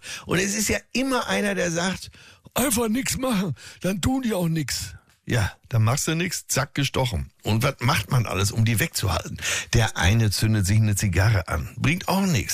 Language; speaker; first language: German; native; German